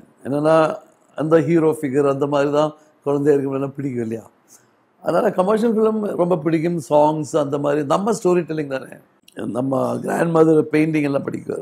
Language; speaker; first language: Tamil; non-native, learner; Malayalam